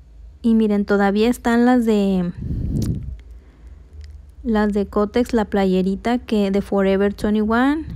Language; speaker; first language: Spanish; native; Spanish